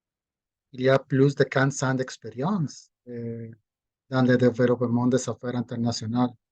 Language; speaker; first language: French; non-native, fluent; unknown